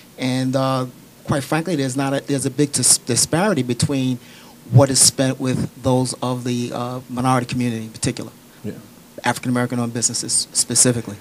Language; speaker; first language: English; native; English